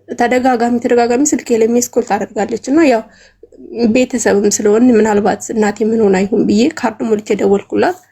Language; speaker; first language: Amharic; non-native, local second language; Oromo